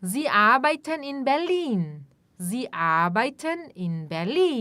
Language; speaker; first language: German; non-native, fluent; Portuguese